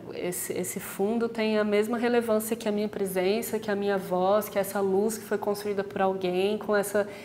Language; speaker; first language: Portuguese; native; Portuguese